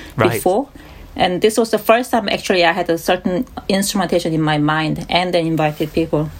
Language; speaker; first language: English; non-native, fluent; Korean